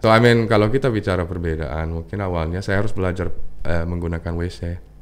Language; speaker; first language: Indonesian; non-native, fluent; English